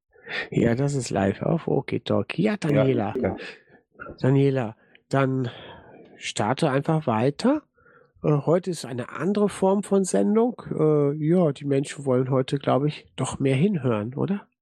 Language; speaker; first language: German; native; German